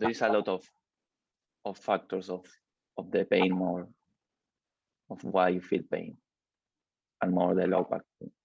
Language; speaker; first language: English; non-native, learner; Spanish